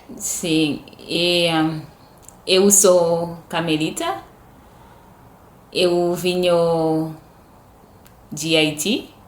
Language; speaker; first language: Portuguese; non-native, learner; Haitian Creole